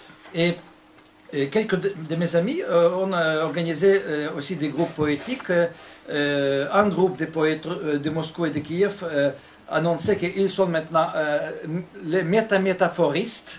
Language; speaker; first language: French; non-native, fluent; Russian